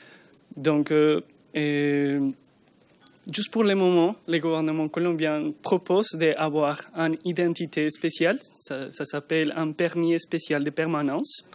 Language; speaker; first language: French; non-native, learner; Spanish